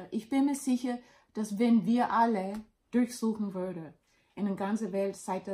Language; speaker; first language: German; non-native, learner; English